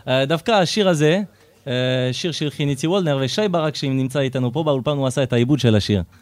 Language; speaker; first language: Hebrew; non-native, fluent; French